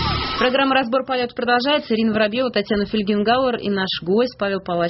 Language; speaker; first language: Russian; native; Russian